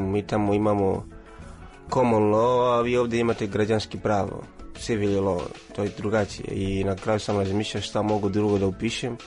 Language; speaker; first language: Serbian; non-native, fluent; Swahili